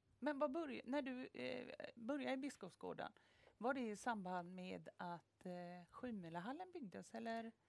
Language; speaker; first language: Swedish; native; Swedish